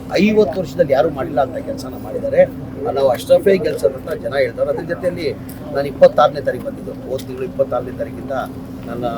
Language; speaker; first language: Kannada; non-native, local second language; Urdu